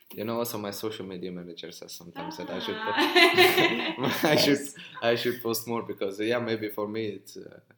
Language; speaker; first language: English; non-native, fluent; Hungarian